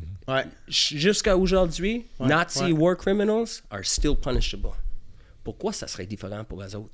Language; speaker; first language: French; early bilingual, heritage; French